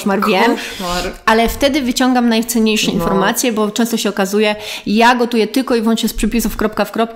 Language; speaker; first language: Polish; native; Polish